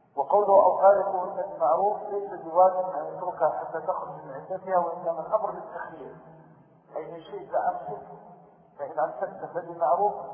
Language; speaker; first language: Arabic; native; Arabic